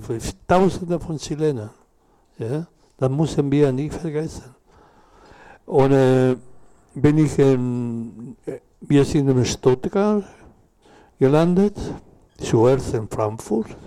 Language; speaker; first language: German; non-native, learner; Spanish